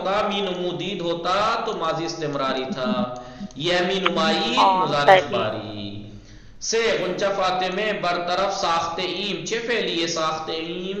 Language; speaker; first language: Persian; non-native, fluent; Urdu